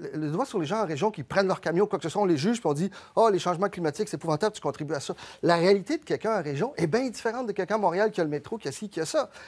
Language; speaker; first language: French; early bilingual, other home language; Spanish